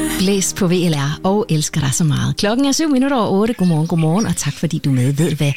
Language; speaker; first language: Danish; native; Danish